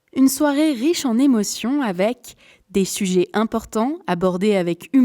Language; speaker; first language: French; native; French